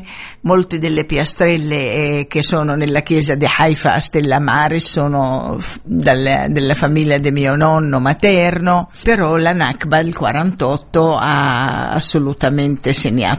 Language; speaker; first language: Italian; non-native, fluent; Arabic